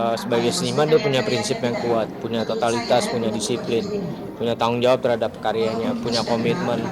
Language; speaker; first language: Indonesian; native; Indonesian